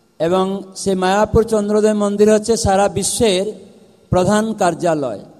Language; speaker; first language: Bangla; non-native, fluent; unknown